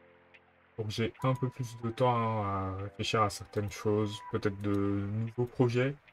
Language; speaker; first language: French; native; French